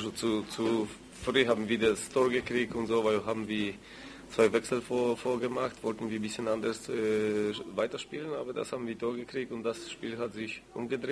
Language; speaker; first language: German; non-native, learner; Greek